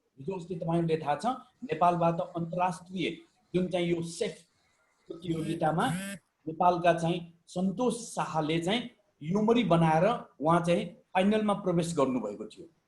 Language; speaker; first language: Nepali; non-native, local second language; Newari